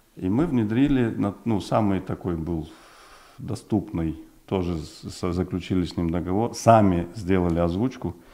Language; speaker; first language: Russian; non-native, local second language; Uzbek